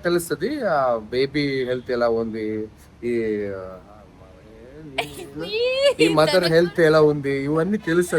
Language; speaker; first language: Telugu; non-native, learner; Kannada